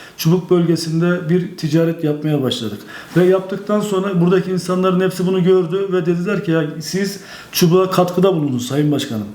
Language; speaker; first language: Turkish; native; Turkish